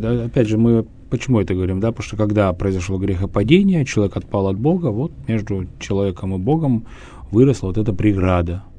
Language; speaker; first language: Russian; native; Russian